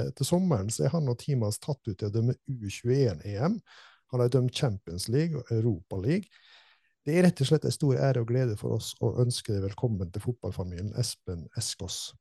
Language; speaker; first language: Norwegian; native; Norwegian